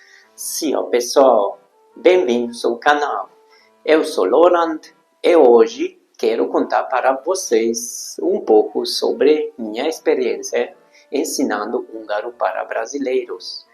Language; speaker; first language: Portuguese; non-native, fluent; Hungarian